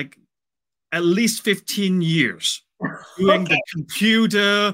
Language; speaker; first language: English; non-native, local second language; Cantonese